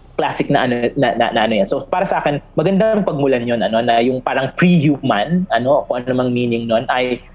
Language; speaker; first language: Filipino; native; Filipino